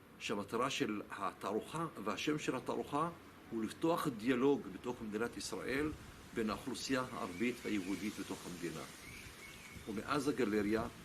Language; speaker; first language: Hebrew; non-native, local second language; Arabic